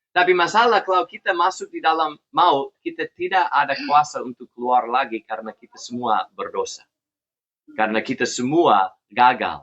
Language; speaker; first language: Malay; non-native, fluent; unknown